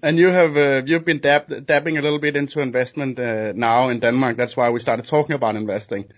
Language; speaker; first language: English; non-native, fluent; Danish